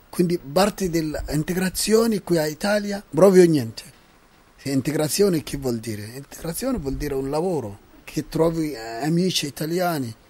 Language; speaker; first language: Italian; non-native, learner; Arabic